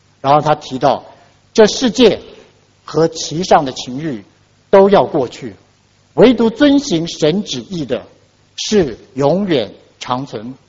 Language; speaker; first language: Chinese; native; Chinese